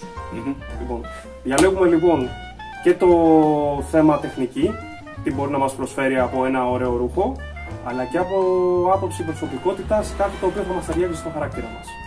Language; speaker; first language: Greek; native; Greek